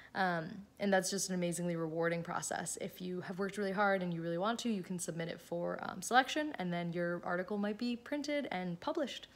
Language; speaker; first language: English; native; English